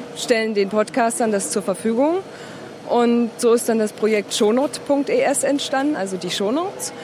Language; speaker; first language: German; native; German